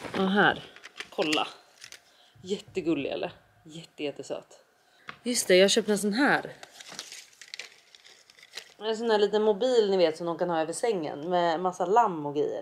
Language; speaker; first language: Swedish; native; Swedish